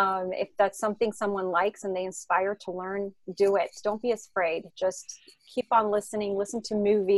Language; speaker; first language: English; non-native, fluent; French